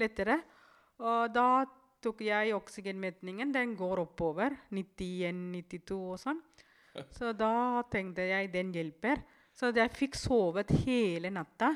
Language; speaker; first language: Norwegian; non-native, fluent; Tamil